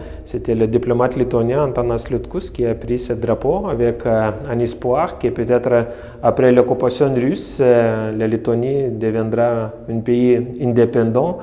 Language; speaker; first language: French; non-native, fluent; Lithuanian